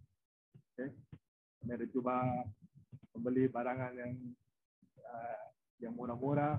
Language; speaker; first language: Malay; non-native, local second language; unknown